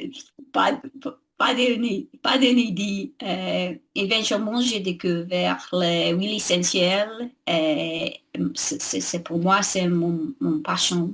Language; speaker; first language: French; non-native, learner; English